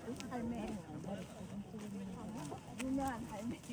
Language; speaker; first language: Korean; non-native, learner; Turkish